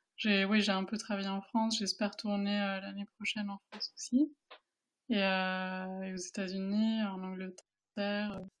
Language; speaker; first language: French; early bilingual, other home language; Spanish